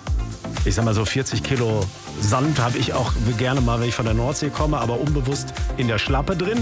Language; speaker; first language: German; native; German